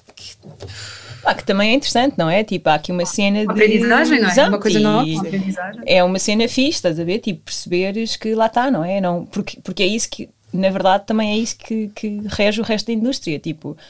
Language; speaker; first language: Portuguese; native; Portuguese